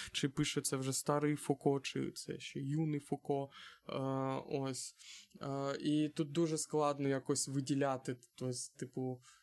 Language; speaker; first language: Ukrainian; non-native, local second language; Russian